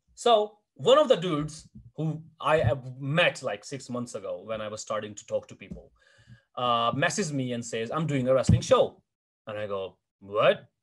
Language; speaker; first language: English; non-native, local second language; Hindi